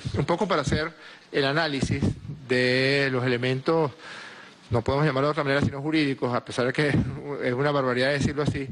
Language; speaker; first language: Spanish; native; Spanish